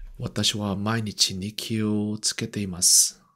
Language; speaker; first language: Japanese; non-native, learner; Korean